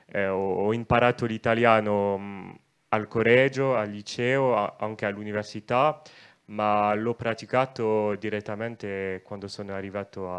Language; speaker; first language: Italian; non-native, local second language; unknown